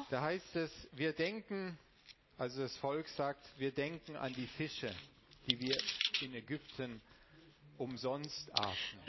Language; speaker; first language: German; non-native, fluent; Romanian